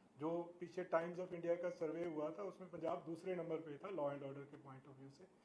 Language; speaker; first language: Hindi; non-native, local second language; Punjabi